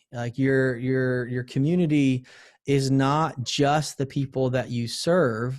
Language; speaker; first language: English; native; English